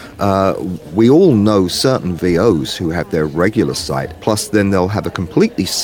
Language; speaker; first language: English; native; English